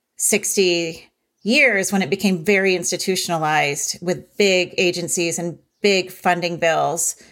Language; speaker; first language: English; early bilingual, other home language; Hindi